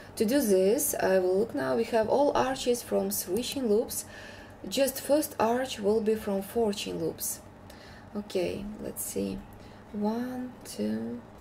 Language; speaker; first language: English; non-native, fluent; Ukrainian